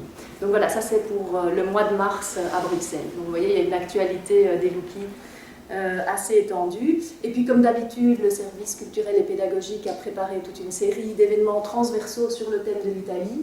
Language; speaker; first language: French; native; French